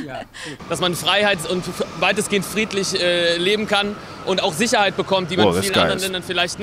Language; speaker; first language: German; native; German